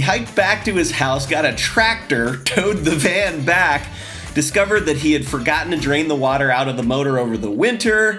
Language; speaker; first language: English; native; English